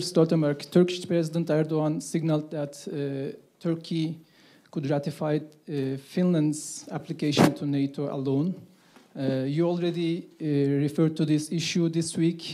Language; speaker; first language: English; non-native, fluent; Turkish